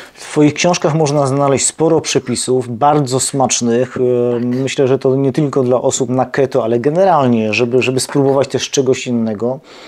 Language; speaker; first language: Polish; native; Polish